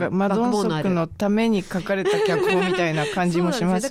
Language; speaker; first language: Japanese; native; Japanese